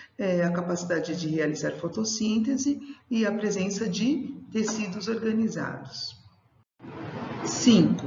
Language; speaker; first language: Portuguese; native; Portuguese